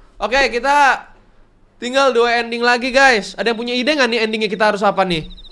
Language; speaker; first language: Indonesian; native; Indonesian